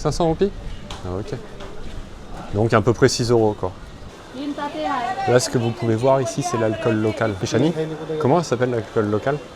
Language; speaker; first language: French; native; French